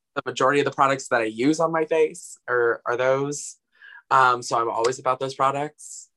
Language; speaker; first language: English; native; English